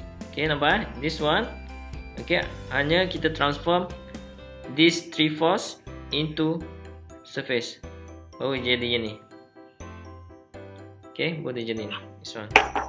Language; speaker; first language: English; non-native, local second language; Malay